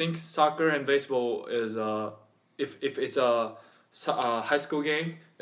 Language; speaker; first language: English; non-native, learner; Japanese